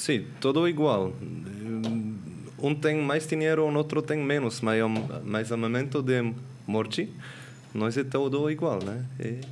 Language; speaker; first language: Portuguese; non-native, learner; Swiss German